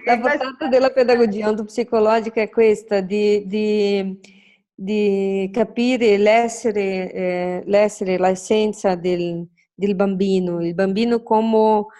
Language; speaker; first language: Italian; non-native, fluent; Portuguese